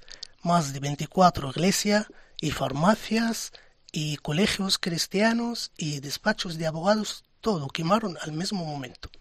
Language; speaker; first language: Spanish; non-native, fluent; Arabic